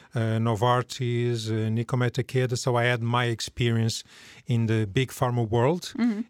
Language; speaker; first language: English; non-native, fluent; Portuguese